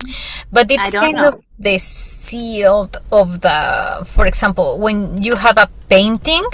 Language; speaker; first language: English; non-native, fluent; Spanish